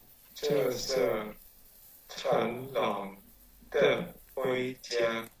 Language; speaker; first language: Chinese; non-native, learner; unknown